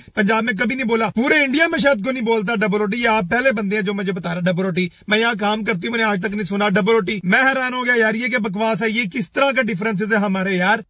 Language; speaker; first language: Urdu; native; Urdu